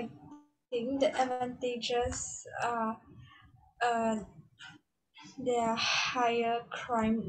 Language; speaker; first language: English; non-native, learner; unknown